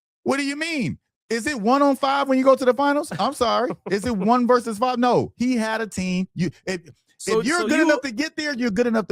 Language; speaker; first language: English; native; English